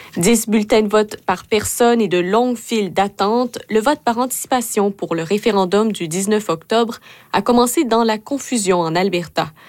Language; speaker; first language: French; native; French